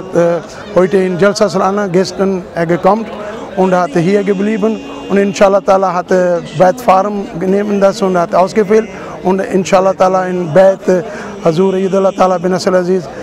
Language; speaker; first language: German; non-native, learner; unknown